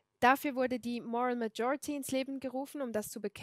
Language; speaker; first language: German; non-native, fluent; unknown